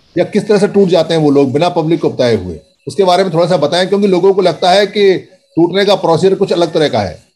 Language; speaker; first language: Hindi; native; Hindi